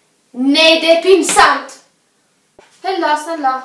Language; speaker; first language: Swedish; early bilingual, other home language; Arabic